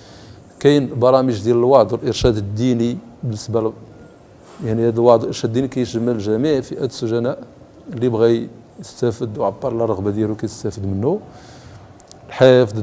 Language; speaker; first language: Arabic; native; Arabic